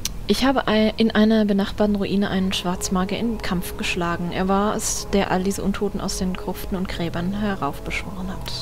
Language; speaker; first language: German; native; German